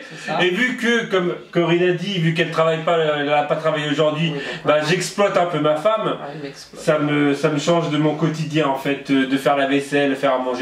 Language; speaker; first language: French; native; French